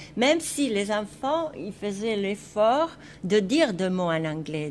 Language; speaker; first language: French; non-native, fluent; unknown